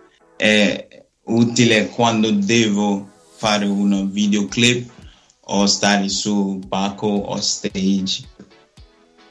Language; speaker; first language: Italian; non-native, learner; Nigerian Pidgin